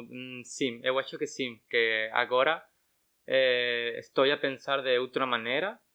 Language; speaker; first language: Portuguese; non-native, learner; Spanish